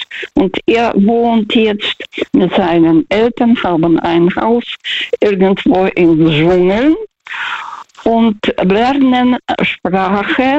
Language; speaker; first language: German; non-native, fluent; Russian